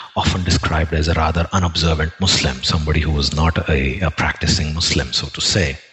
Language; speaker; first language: English; non-native, local second language; Telugu